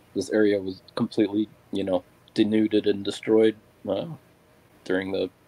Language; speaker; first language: English; native; English